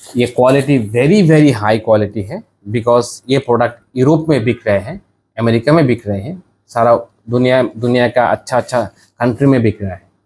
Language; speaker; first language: Hindi; non-native, learner; Bangla